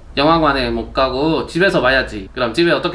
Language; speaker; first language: Korean; non-native, learner; Spanish